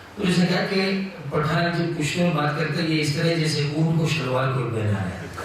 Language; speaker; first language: Urdu; non-native, local second language; Pashto